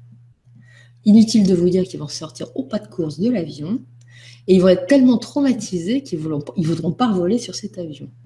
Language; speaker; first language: French; native; French